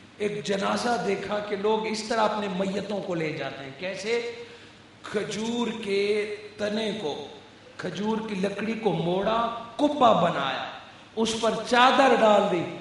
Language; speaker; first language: Urdu; non-native, local second language; Punjabi